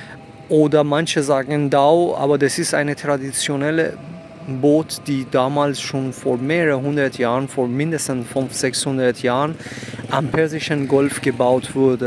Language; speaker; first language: German; non-native, fluent; Persian